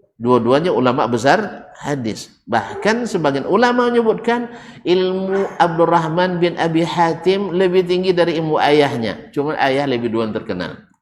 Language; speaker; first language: Malay; native; Malay